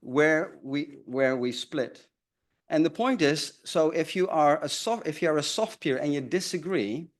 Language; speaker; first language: English; non-native, fluent; Dutch